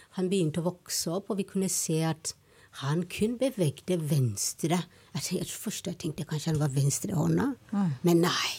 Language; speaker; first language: Norwegian; non-native, fluent; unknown